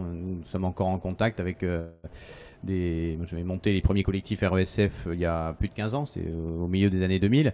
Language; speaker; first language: French; native; French